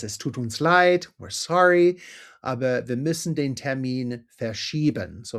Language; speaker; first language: German; non-native, fluent; English